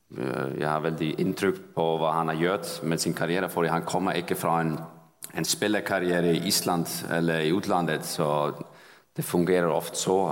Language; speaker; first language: Danish; non-native, fluent; Icelandic